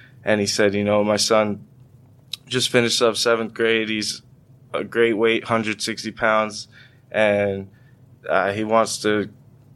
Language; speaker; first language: English; native; English